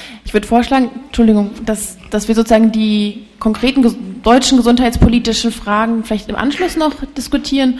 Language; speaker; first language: German; native; German